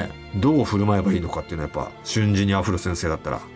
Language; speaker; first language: Japanese; native; Japanese